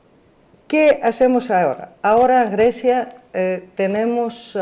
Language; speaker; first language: Spanish; non-native, learner; Greek